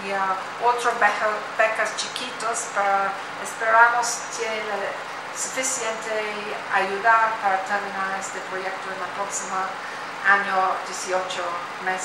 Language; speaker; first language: Spanish; non-native, learner; English